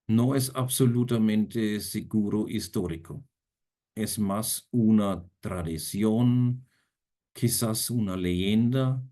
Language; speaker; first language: Spanish; non-native, fluent; German